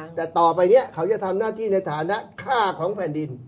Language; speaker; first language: Thai; native; Thai